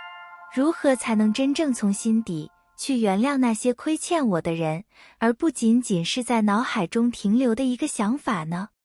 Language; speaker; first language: Chinese; native; Chinese